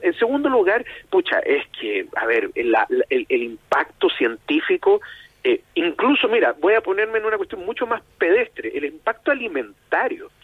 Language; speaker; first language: Spanish; native; Spanish